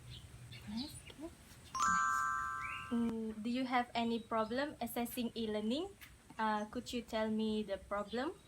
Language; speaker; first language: English; non-native, learner; Malay